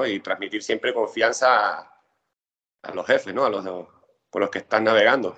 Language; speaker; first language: Spanish; native; Spanish